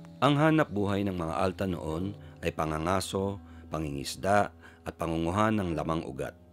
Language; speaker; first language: Filipino; native; Filipino